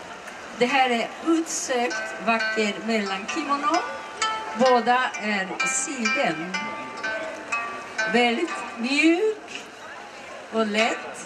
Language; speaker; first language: Swedish; non-native, learner; Japanese